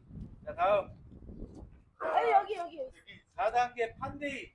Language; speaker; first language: Korean; native; Korean